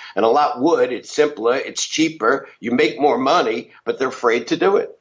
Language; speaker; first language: English; native; English